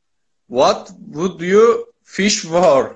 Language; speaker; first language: English; non-native, learner; Turkish